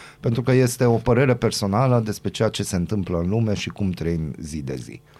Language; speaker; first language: Romanian; non-native, local second language; Hungarian